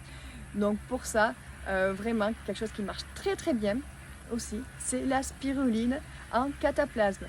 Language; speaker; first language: French; native; French